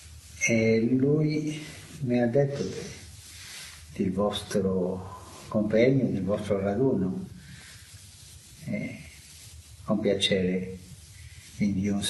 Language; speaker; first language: Italian; non-native, fluent; Spanish